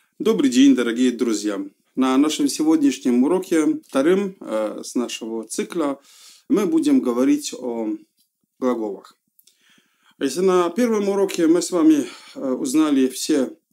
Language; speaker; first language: Russian; non-native, fluent; Polish